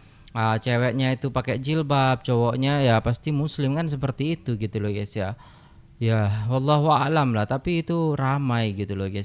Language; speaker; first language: Indonesian; non-native, local second language; Javanese